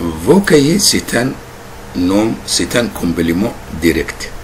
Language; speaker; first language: French; non-native, fluent; Arabic